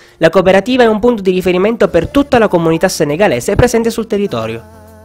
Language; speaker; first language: Italian; native; Italian